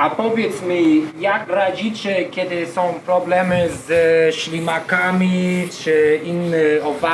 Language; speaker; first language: Polish; non-native, learner; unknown